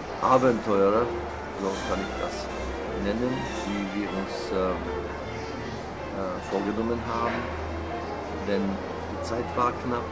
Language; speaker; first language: German; non-native, fluent; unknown